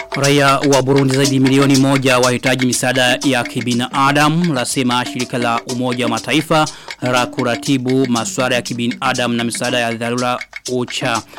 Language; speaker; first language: Swahili; non-native, local second language; Rundi